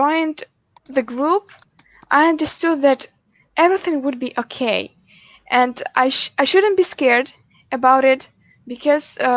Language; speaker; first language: English; non-native, fluent; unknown